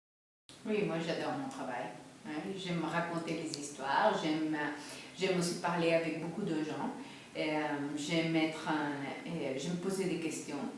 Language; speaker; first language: French; non-native, fluent; Spanish